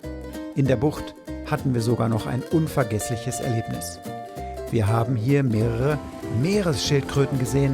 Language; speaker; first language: German; native; German